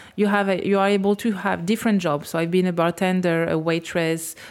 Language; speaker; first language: English; non-native, fluent; French